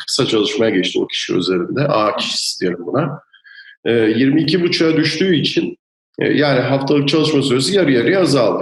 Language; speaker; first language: Turkish; native; Turkish